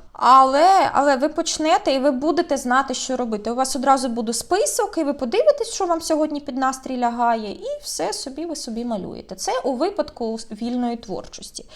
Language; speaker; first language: Ukrainian; native; Ukrainian